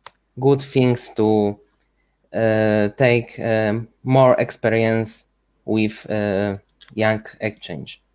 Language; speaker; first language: English; non-native, learner; Ukrainian